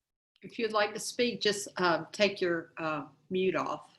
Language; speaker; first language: English; native; English